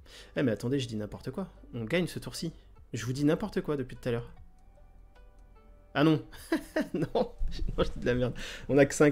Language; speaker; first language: French; native; French